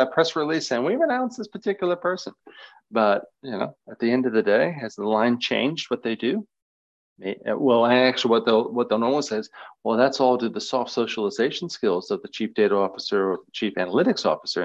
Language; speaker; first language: English; native; English